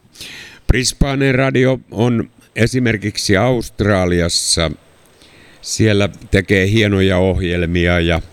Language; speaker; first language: Finnish; native; Finnish